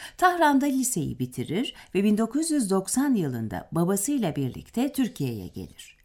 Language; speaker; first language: Turkish; native; Turkish